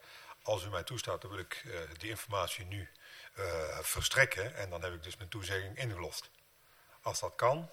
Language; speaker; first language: Dutch; native; Dutch